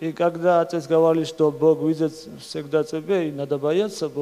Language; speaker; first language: Russian; non-native, learner; Georgian